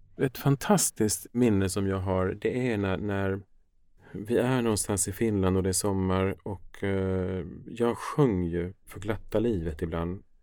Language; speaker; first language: Swedish; early bilingual, other home language; Finnish